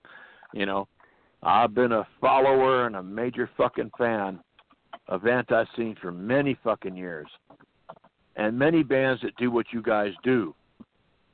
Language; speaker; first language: English; native; English